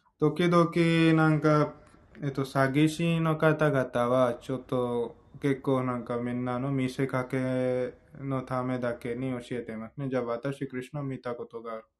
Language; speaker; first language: Japanese; non-native, fluent; Hindi